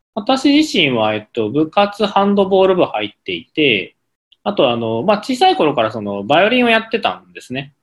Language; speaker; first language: Japanese; native; Japanese